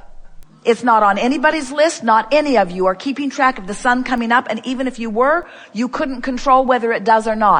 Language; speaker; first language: English; native; English